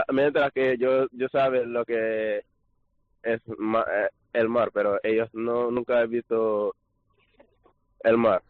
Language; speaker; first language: Spanish; non-native, learner; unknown